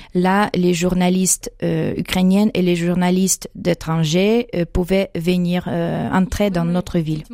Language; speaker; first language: French; non-native, fluent; Ukrainian